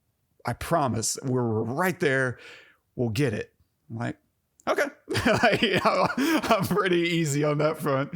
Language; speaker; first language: English; native; English